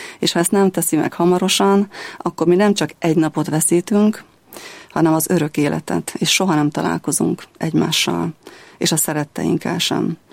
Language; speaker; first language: Hungarian; native; Hungarian